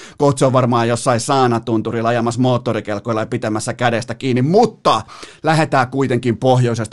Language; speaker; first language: Finnish; native; Finnish